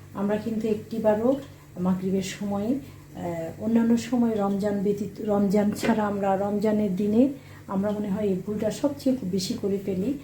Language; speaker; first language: Bangla; native; Bangla